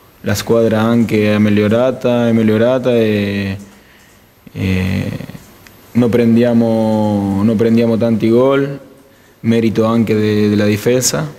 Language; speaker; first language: Italian; non-native, fluent; Spanish